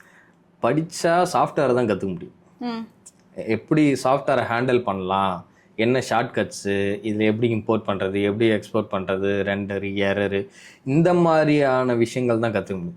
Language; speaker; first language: Tamil; native; Tamil